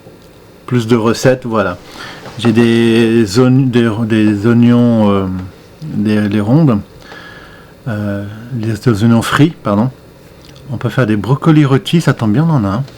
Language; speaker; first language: French; native; French